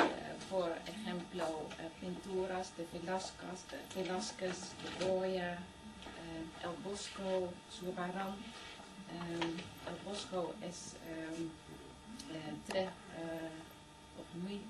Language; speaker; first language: Spanish; non-native, learner; Dutch